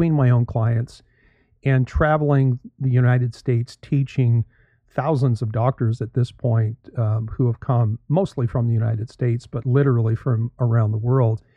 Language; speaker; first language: English; native; English